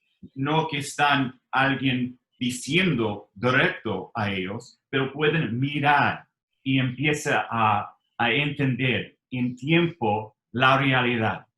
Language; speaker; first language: Spanish; non-native, learner; English